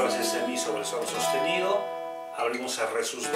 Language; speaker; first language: Spanish; native; Spanish